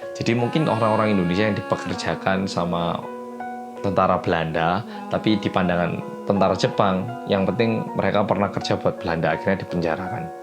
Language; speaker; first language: Indonesian; early bilingual, other home language; Korean